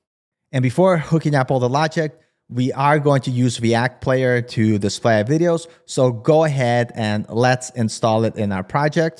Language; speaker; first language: English; native; English